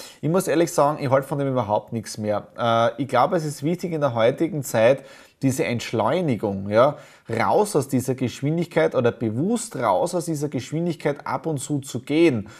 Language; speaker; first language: German; native; German